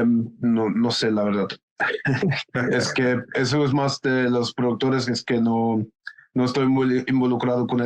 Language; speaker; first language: Spanish; non-native, fluent; German